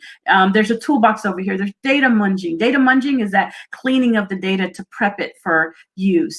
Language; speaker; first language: English; native; English